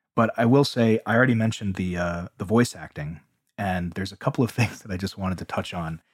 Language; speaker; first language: English; native; English